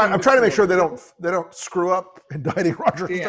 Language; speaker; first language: English; native; English